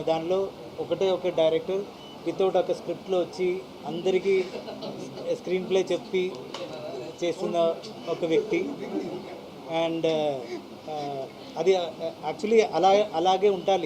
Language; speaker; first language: Telugu; non-native, fluent; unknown